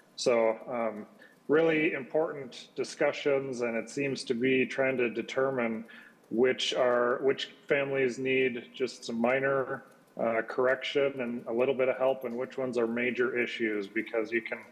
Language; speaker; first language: English; native; English